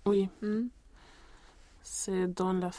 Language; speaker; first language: French; non-native, learner; Swedish